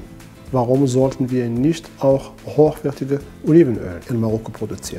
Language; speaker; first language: German; non-native, fluent; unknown